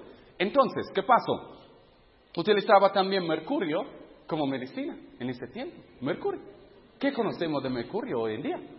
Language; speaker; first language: Spanish; non-native, fluent; English